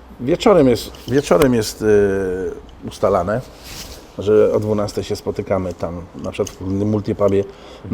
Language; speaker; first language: Polish; native; Polish